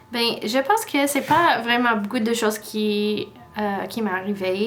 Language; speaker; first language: French; non-native, learner; English